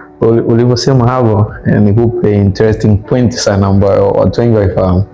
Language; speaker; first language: Swahili; native; Swahili